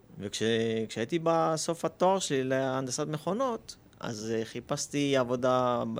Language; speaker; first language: Hebrew; early bilingual, other home language; Russian